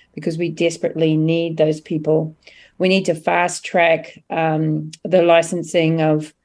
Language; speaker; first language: English; native; English